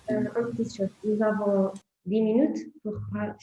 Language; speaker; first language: French; non-native, learner; Portuguese